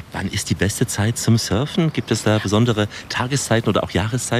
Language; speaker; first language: German; native; German